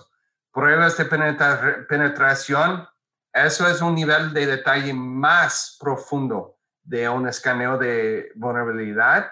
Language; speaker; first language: Spanish; non-native, fluent; English